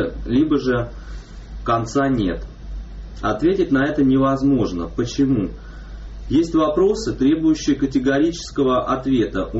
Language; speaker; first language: Russian; native; Russian